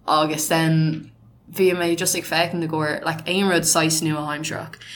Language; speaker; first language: Irish; non-native, local second language; English